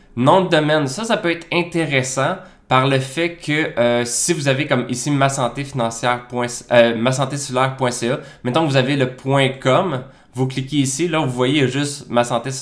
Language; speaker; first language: French; native; French